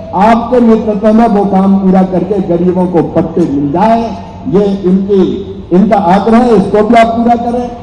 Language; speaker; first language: Hindi; native; Hindi